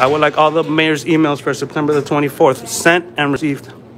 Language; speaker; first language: English; early bilingual, other home language; Spanish